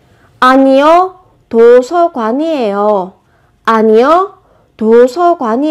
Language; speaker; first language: Korean; non-native, fluent; Vietnamese